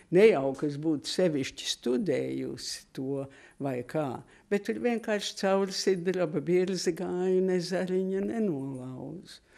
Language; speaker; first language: Latvian; early bilingual, heritage; Latvian